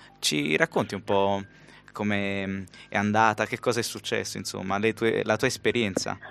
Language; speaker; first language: Italian; native; Italian